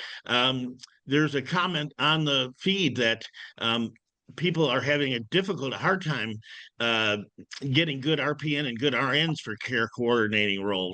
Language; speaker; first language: English; native; English